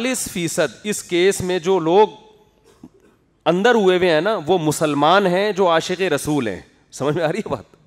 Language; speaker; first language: Urdu; native; Urdu